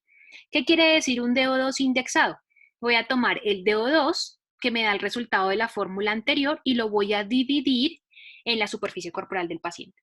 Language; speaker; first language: Spanish; native; Spanish